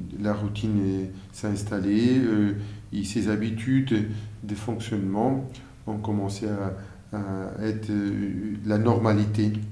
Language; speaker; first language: French; non-native, fluent; Portuguese